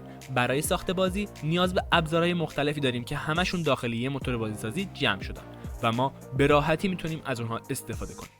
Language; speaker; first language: Persian; native; Persian